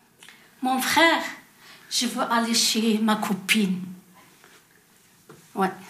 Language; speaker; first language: French; non-native, learner; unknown